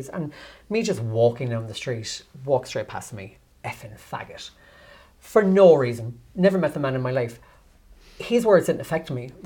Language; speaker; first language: English; native; English